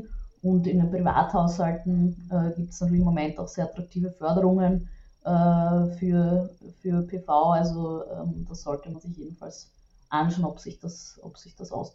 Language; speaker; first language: German; native; German